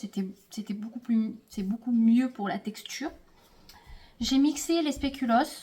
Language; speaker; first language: French; native; French